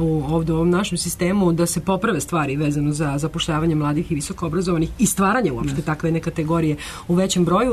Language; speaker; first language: Serbian; native; Serbian